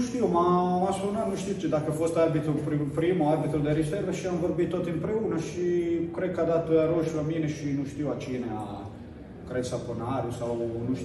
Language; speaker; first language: Romanian; non-native, learner; Italian